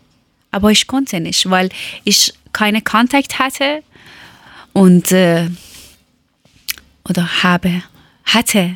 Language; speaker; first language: German; non-native, learner; Persian